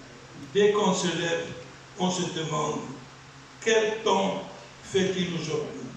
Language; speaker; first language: French; non-native, local second language; Arabic